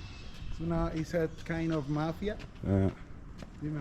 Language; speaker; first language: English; non-native, learner; Spanish